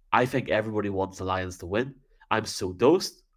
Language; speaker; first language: English; native; English